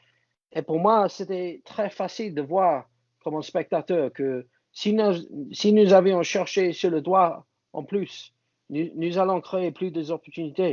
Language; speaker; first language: French; non-native, fluent; English